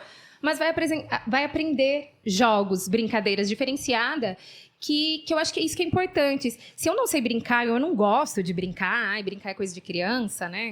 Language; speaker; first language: Portuguese; native; Portuguese